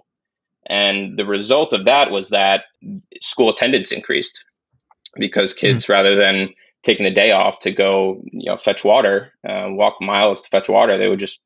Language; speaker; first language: English; native; English